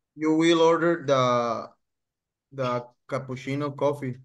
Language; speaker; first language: English; non-native, learner; Spanish